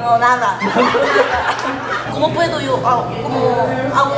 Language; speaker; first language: Spanish; non-native, learner; Korean